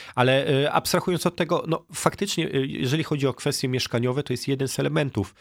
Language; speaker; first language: Polish; native; Polish